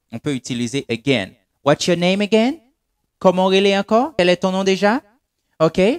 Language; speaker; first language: French; non-native, local second language; Haitian Creole